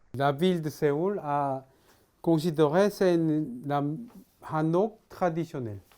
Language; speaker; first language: French; non-native, fluent; Korean